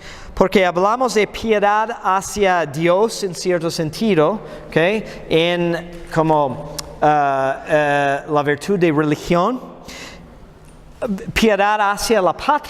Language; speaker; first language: Spanish; non-native, fluent; English